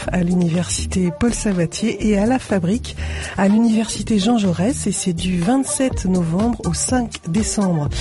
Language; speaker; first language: French; native; French